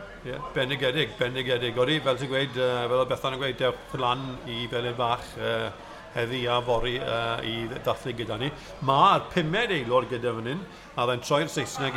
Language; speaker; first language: Welsh; native; Welsh